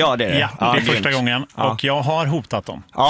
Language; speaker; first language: Swedish; native; Swedish